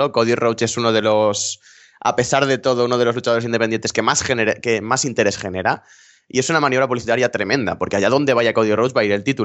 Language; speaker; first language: Spanish; native; Spanish